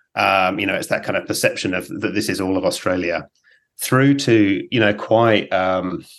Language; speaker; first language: English; native; English